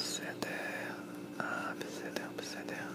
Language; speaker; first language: Hebrew; non-native, fluent; English